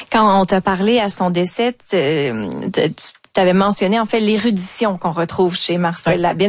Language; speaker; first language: French; native; French